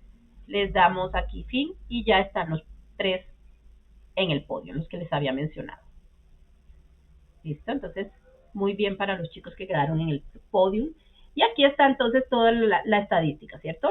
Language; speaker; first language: Spanish; native; Spanish